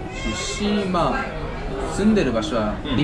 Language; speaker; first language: Japanese; early bilingual, other home language; Spanish